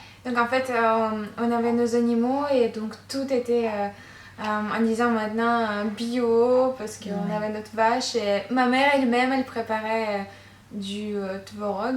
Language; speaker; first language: French; non-native, fluent; Russian